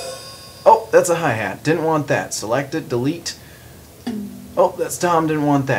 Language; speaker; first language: English; native; English